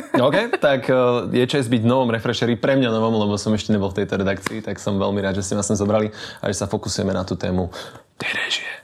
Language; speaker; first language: Slovak; native; Slovak